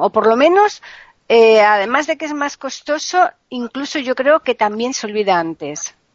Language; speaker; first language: Spanish; native; Spanish